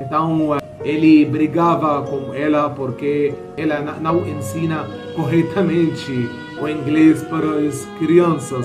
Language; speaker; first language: Portuguese; non-native, fluent; Arabic